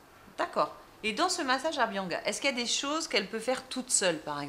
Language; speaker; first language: French; native; French